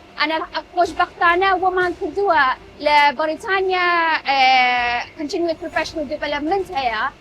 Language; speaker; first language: Central Kurdish; early bilingual, heritage; Central Kurdish